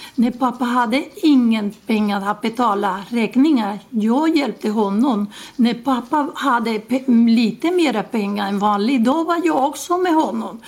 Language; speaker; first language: Swedish; non-native, learner; Spanish